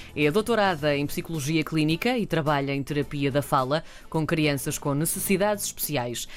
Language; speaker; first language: Portuguese; native; Portuguese